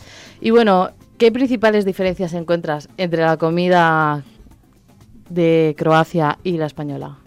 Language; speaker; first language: Spanish; native; Spanish